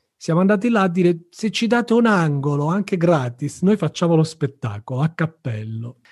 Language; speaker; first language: Italian; native; Italian